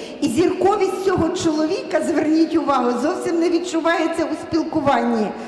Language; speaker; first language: Ukrainian; native; Ukrainian